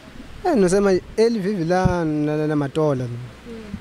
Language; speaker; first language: Portuguese; non-native, local second language; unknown